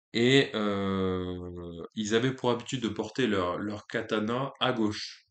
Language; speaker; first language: French; native; French